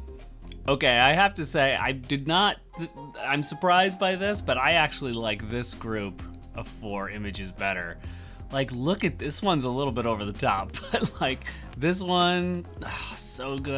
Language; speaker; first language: English; native; English